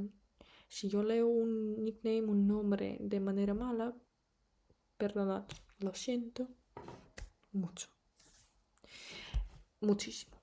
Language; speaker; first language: Spanish; non-native, fluent; Russian